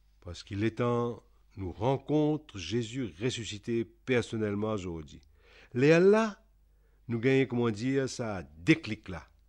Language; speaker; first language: French; non-native, local second language; Réunion Creole French